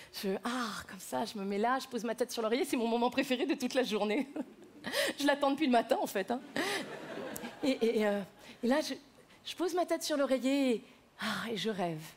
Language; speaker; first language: French; native; French